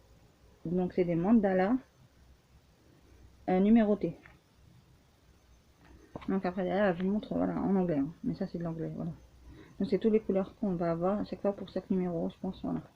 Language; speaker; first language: French; native; French